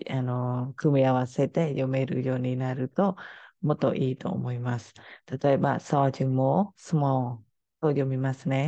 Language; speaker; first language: Japanese; non-native, fluent; Khmer